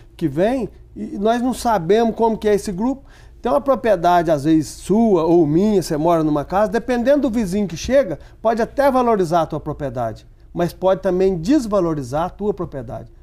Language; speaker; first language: Portuguese; native; Portuguese